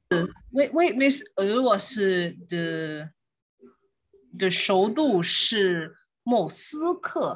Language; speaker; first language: Chinese; non-native, learner; English